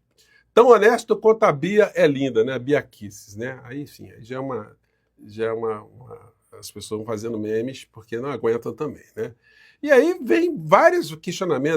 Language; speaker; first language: Portuguese; native; Portuguese